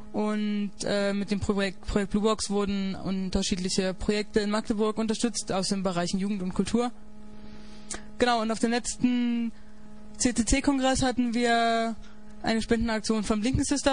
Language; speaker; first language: German; native; German